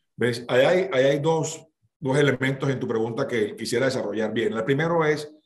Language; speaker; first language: Spanish; native; Spanish